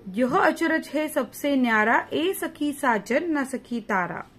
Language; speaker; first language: Hindi; non-native, local second language; Marathi